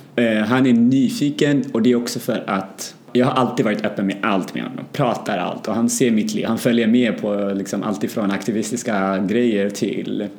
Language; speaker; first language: Swedish; early bilingual, other home language; Amharic